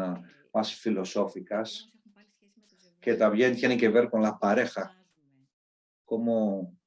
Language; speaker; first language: Spanish; non-native, fluent; Greek